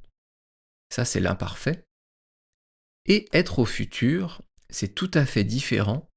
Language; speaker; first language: French; native; French